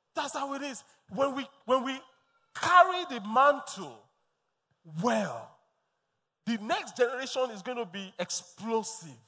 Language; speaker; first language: English; non-native, local second language; Yoruba